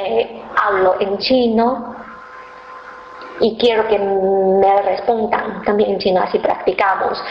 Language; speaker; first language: Spanish; non-native, fluent; Chinese